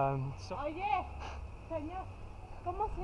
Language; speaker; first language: Spanish; native; Spanish